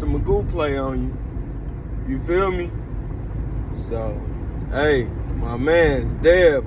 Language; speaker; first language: English; native; English